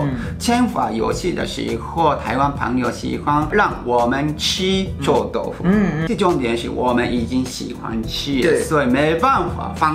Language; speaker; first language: Chinese; non-native, fluent; Japanese